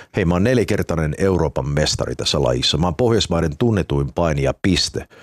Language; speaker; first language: Finnish; early bilingual, heritage; Finnish